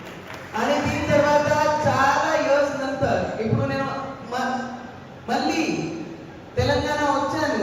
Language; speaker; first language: Telugu; non-native, fluent; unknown